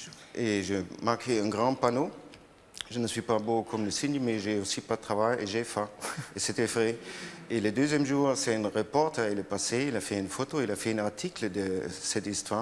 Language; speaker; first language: French; non-native, learner; German